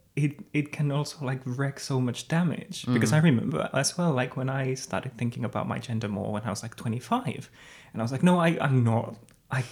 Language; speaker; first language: English; non-native, fluent; Finnish